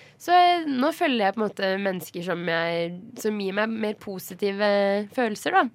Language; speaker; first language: Norwegian; native; Norwegian